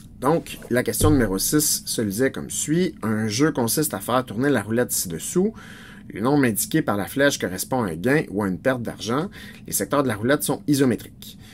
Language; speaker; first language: French; native; French